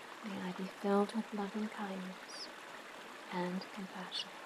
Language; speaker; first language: English; native; English